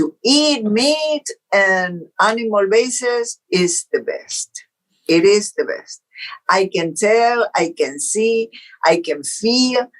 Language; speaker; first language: English; non-native, fluent; Portuguese